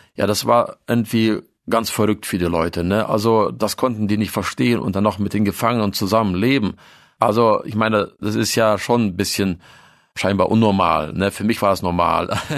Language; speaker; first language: German; early bilingual, other home language; Russian